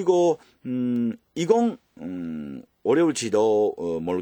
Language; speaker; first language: Korean; early bilingual, heritage; Japanese